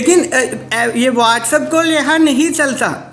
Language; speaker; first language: Hindi; non-native, local second language; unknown